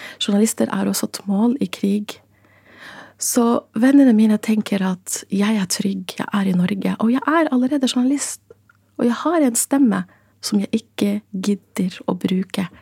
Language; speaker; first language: Norwegian; non-native, fluent; Arabic